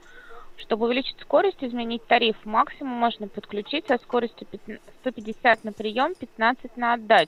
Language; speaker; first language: Russian; native; Russian